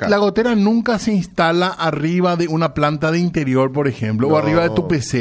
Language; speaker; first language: Spanish; native; Spanish